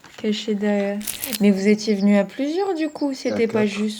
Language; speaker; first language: French; native; French